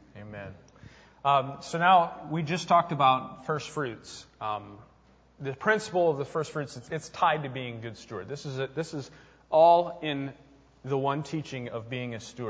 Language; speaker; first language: English; native; English